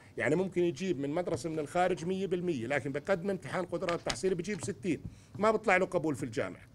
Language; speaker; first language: Arabic; native; Arabic